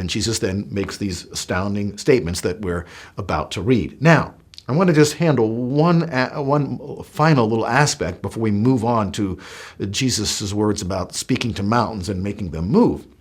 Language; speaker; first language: English; native; English